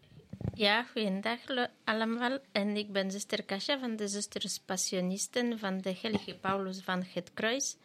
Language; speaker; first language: Dutch; non-native, fluent; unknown